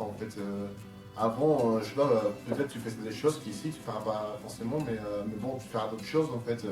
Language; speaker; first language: French; non-native, fluent; Spanish